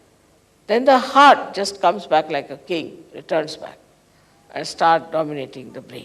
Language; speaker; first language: English; non-native, local second language; Hindi